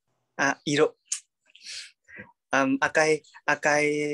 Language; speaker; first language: Japanese; non-native, learner; Vietnamese